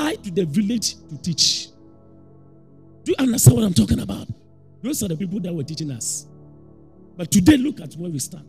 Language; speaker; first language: English; non-native, local second language; Akan